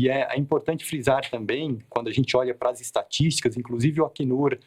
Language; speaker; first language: Portuguese; native; Portuguese